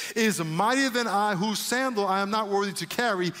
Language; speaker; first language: English; native; English